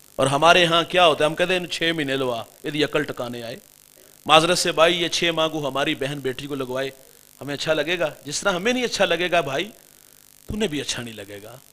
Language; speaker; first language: Urdu; non-native, local second language; Punjabi